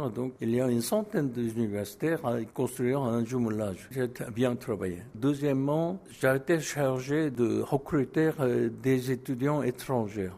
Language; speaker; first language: French; non-native, fluent; Korean